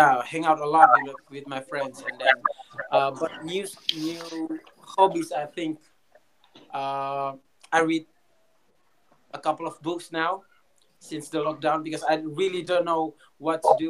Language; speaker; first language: English; non-native, learner; Indonesian